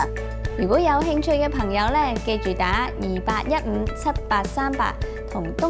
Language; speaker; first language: Cantonese; native; Cantonese